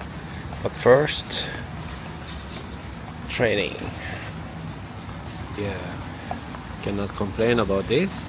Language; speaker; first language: English; non-native, learner; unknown